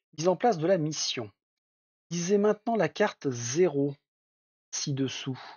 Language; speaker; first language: French; native; French